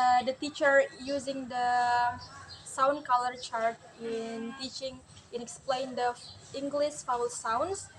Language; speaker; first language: English; non-native, learner; Indonesian